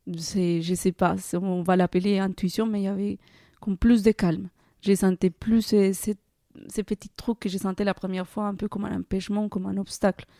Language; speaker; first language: French; non-native, fluent; Spanish